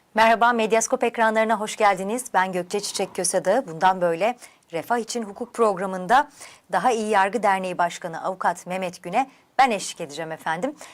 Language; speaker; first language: Turkish; native; Turkish